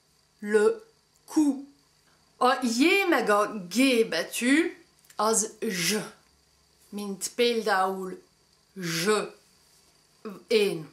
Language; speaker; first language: Hungarian; early bilingual, heritage; French